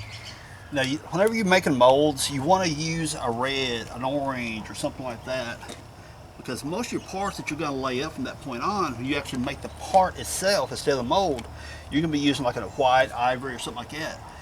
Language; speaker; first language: English; native; English